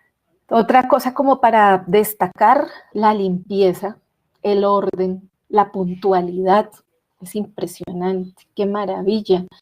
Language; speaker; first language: Spanish; native; Spanish